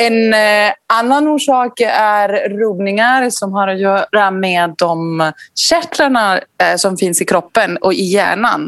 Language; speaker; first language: Swedish; non-native, fluent; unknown